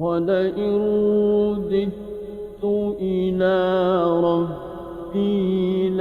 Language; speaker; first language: Arabic; native; Arabic